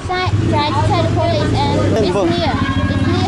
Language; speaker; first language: English; non-native, learner; Vietnamese